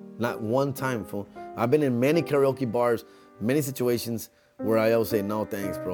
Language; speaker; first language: English; early bilingual, other home language; Spanish